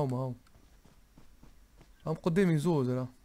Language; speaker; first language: Arabic; native; Arabic